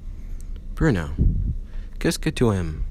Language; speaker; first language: French; non-native, learner; English